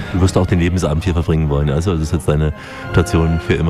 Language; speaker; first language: German; native; German